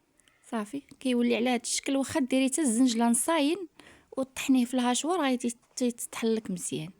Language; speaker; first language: Arabic; native; Arabic